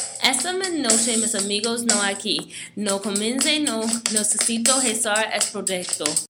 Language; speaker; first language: Spanish; non-native, learner; English